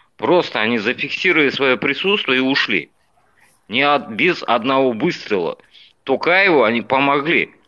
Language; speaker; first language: Russian; native; Russian